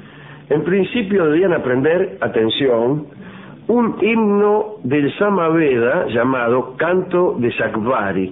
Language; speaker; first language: Spanish; native; Spanish